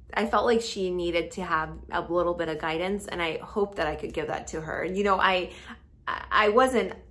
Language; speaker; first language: English; native; English